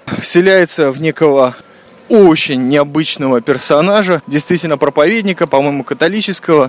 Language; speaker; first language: Russian; native; Russian